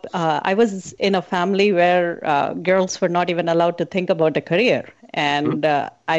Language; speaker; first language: English; non-native, local second language; Hindi